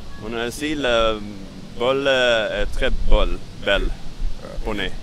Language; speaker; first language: French; non-native, learner; Swedish